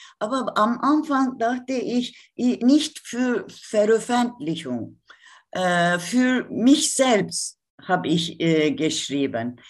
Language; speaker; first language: German; non-native, learner; Turkish